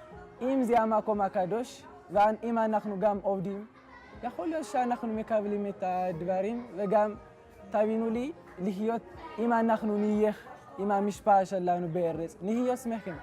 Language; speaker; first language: Hebrew; non-native, learner; Amharic